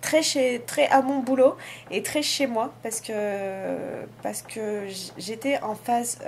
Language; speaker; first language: French; native; French